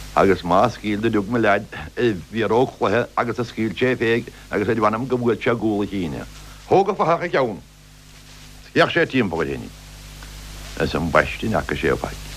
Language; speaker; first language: Irish; native; Irish